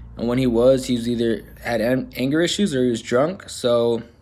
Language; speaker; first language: English; native; English